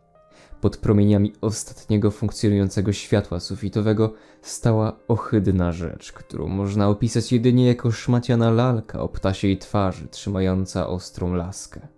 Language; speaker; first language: Polish; native; Polish